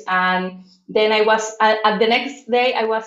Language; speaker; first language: English; non-native, fluent; Spanish